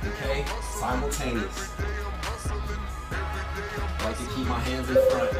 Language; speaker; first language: English; native; English